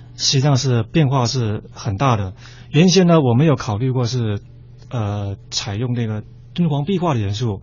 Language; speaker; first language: Chinese; native; Chinese